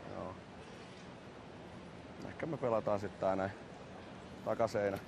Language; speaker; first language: Finnish; native; Finnish